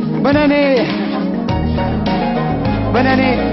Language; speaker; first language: French; native; French